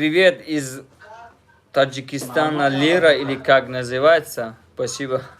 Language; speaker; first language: Russian; non-native, learner; Tajik